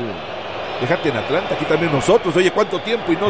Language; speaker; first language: Spanish; native; Spanish